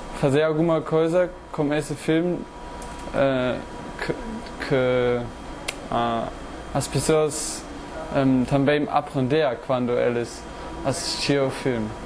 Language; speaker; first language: Portuguese; non-native, learner; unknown